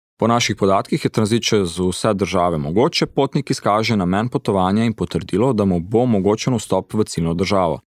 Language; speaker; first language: Slovenian; early bilingual, heritage; Slovenian